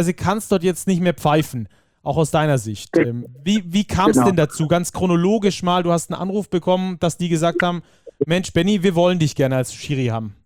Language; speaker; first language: German; native; German